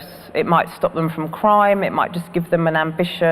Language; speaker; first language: English; native; English